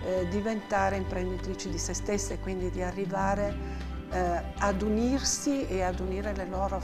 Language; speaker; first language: Italian; native; Italian